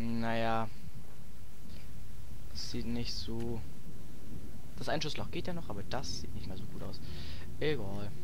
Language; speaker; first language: German; native; German